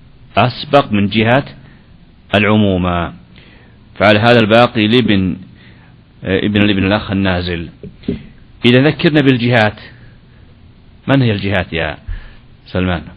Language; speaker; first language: Arabic; native; Arabic